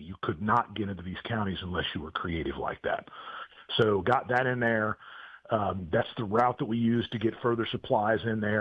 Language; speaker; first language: English; native; English